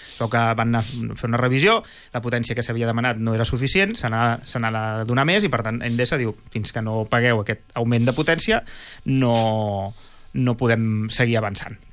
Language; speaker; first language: Catalan; native; Catalan